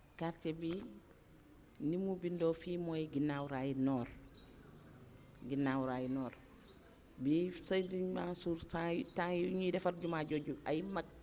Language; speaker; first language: Wolof; native; Wolof